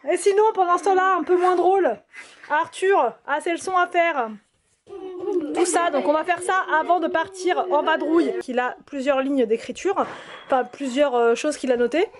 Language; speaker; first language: French; native; French